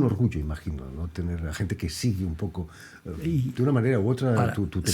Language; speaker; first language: Spanish; native; Spanish